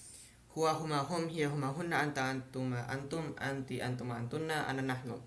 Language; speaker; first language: Arabic; non-native, learner; Filipino